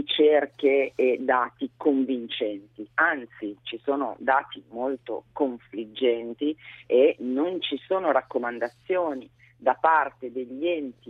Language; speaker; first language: Italian; native; Italian